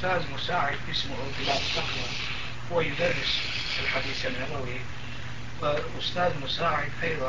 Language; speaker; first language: Arabic; non-native, fluent; Turkish